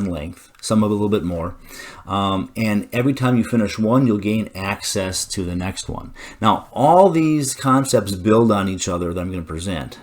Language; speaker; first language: English; native; English